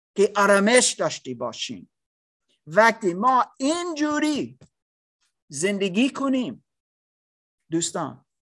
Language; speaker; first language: Persian; non-native, learner; English